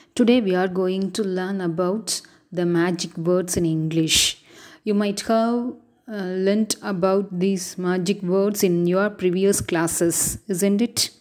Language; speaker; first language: English; non-native, local second language; Tamil